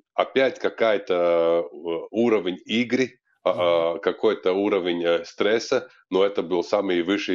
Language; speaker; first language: Russian; non-native, local second language; Latvian